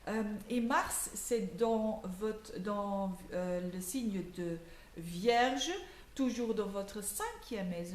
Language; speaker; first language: French; non-native, learner; Dutch